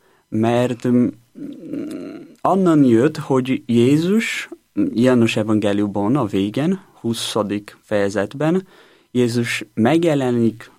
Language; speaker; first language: Hungarian; non-native, learner; Portuguese